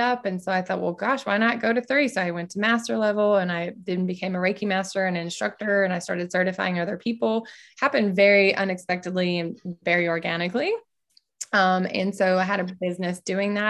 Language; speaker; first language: English; native; English